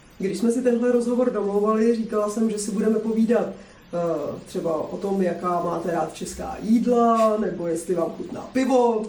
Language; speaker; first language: Czech; native; Czech